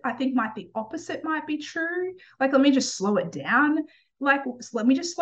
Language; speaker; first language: English; native; English